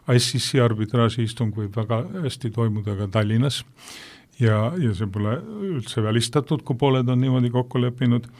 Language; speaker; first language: Estonian; native; Estonian